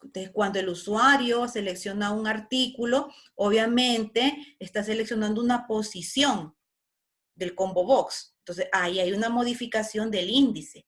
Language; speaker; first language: Spanish; native; Spanish